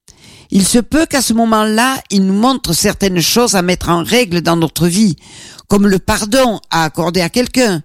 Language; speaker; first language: French; native; French